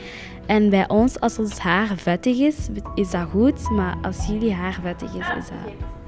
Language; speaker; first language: Dutch; early bilingual, other home language; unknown